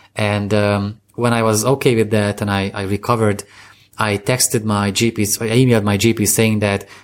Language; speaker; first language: English; non-native, fluent; Hungarian